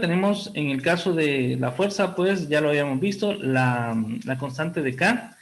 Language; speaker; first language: Spanish; native; Spanish